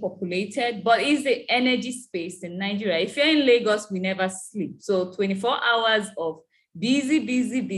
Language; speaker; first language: English; non-native, local second language; Igbo